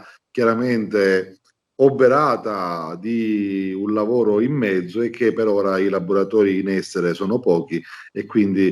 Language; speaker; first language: Italian; native; Italian